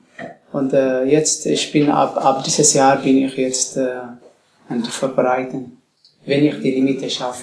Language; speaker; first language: German; non-native, learner; Tigrinya